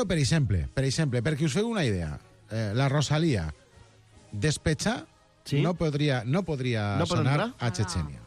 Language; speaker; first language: Catalan; native; Catalan